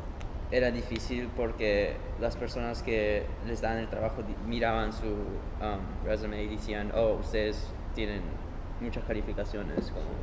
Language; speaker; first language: Spanish; early bilingual, heritage; Spanish